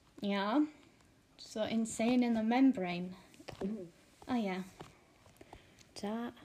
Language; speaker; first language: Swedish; non-native, learner; Icelandic